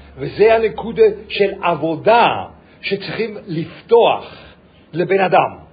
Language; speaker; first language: Hebrew; non-native, fluent; English